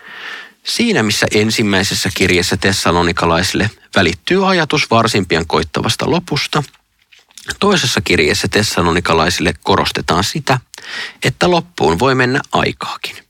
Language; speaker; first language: Finnish; native; Finnish